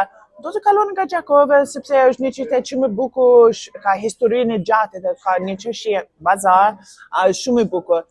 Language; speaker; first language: Albanian; non-native, learner; English